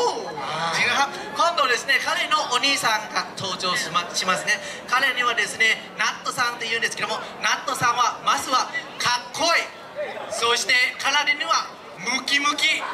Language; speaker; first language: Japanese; non-native, fluent; Thai